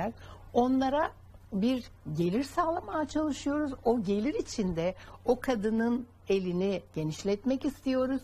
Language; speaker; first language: Turkish; native; Turkish